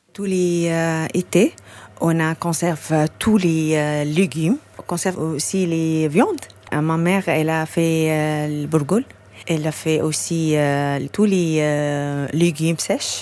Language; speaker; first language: French; non-native, learner; Arabic